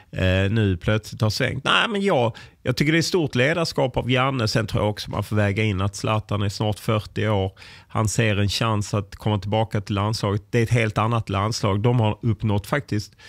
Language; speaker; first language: Swedish; native; Swedish